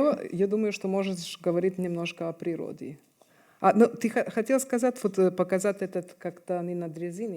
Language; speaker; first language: Russian; non-native, fluent; Serbian